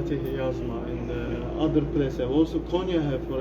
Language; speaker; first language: English; non-native, learner; Turkish